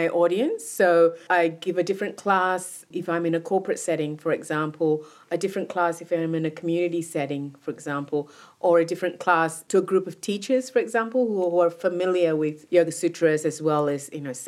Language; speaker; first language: English; non-native, local second language; Tamil